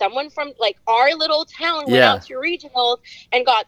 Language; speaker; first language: English; native; English